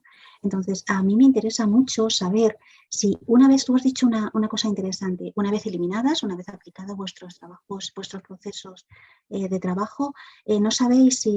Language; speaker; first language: Spanish; native; Spanish